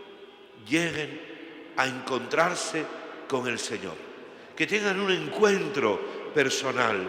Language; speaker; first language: Spanish; native; Spanish